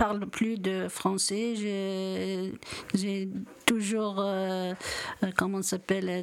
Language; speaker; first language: French; non-native, learner; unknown